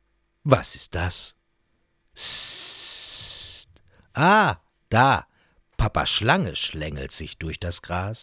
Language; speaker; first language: German; native; German